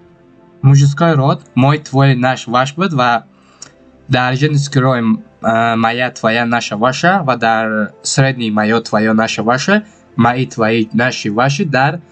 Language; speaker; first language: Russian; non-native, local second language; Tajik